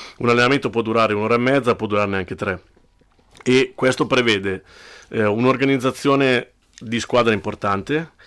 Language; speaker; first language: Italian; native; Italian